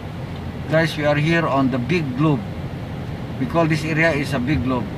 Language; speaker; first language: English; non-native, local second language; Filipino